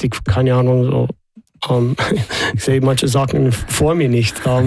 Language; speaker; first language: German; non-native, fluent; English